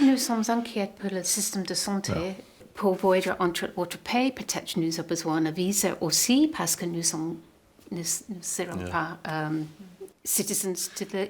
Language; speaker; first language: French; non-native, learner; English